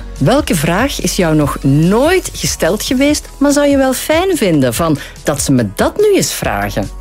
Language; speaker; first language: Dutch; native; Dutch